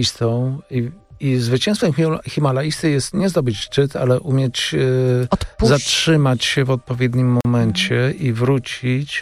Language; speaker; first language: Polish; native; Polish